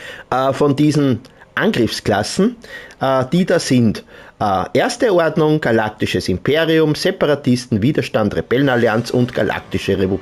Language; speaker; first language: German; native; German